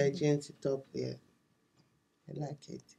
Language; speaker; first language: English; non-native, learner; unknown